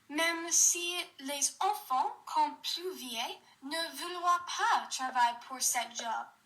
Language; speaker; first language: French; non-native, learner; English